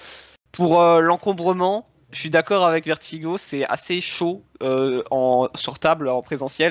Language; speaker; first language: French; native; French